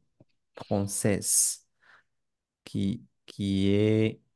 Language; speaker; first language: French; non-native, learner; English